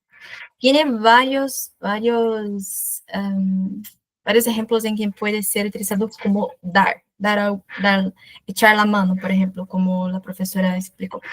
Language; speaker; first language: Spanish; non-native, fluent; Portuguese